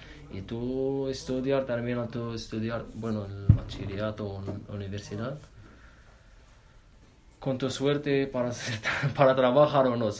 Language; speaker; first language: Spanish; non-native, learner; Arabic